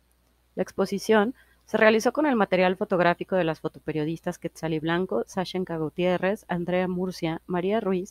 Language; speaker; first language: Spanish; native; Spanish